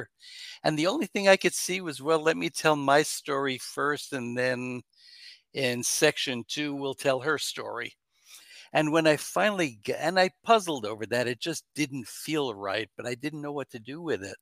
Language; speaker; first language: English; native; English